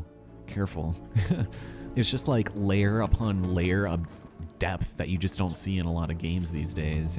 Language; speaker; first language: English; native; English